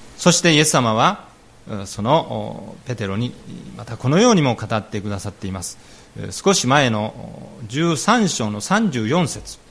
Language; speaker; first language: Japanese; native; Japanese